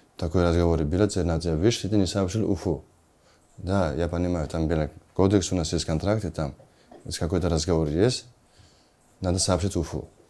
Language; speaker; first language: Russian; non-native, learner; Georgian